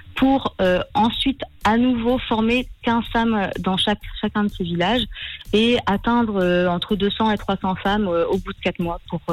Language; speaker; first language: French; early bilingual, other home language; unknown